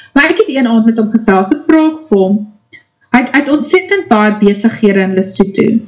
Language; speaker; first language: Afrikaans; native; Afrikaans